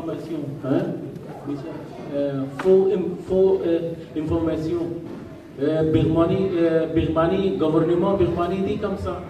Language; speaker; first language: French; non-native, learner; Rohingya